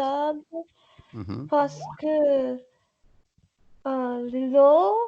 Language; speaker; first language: French; non-native, learner; English